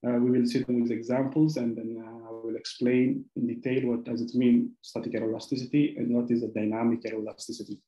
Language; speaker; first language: English; non-native, local second language; Amharic